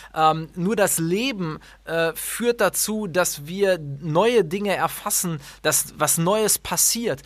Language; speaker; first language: German; native; German